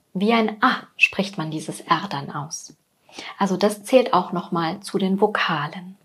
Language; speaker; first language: German; native; German